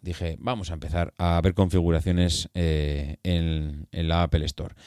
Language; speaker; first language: Spanish; native; Spanish